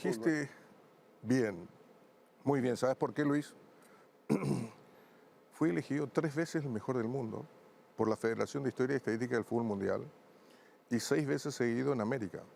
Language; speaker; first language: Spanish; native; Spanish